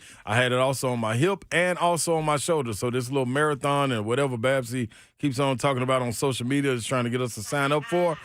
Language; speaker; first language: English; native; English